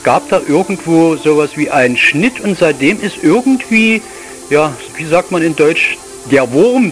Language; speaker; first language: German; native; German